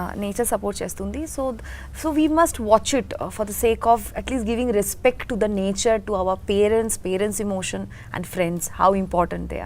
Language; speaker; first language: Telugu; non-native, learner; Bangla